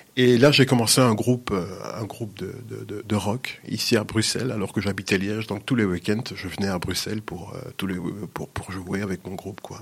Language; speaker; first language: French; early bilingual, other home language; Sicilian